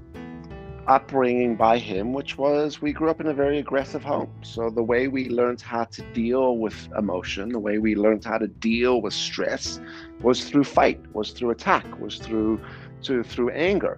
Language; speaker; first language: English; native; English